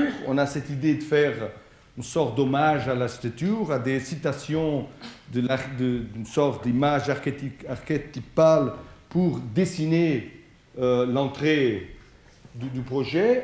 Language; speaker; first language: French; non-native, fluent; Portuguese